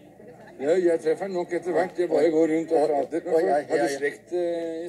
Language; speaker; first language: Norwegian; native; Norwegian